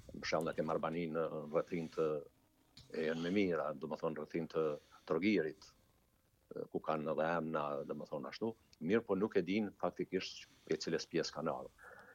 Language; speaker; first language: Albanian; native; Albanian